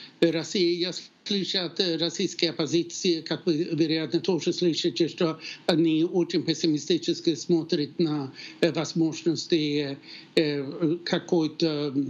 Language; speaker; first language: Russian; non-native, fluent; Swedish